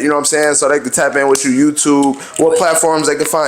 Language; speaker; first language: English; native; English